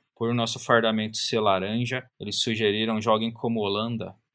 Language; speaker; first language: Portuguese; native; Portuguese